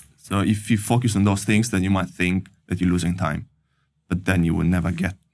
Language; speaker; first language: English; non-native, fluent; Italian